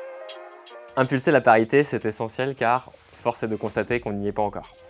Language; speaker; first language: French; native; French